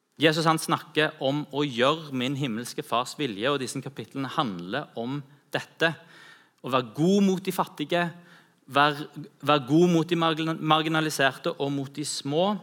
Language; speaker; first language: Norwegian; native; Norwegian